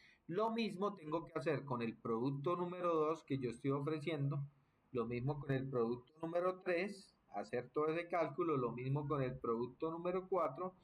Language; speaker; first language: Spanish; native; Spanish